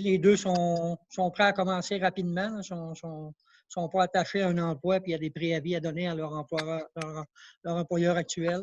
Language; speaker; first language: French; native; French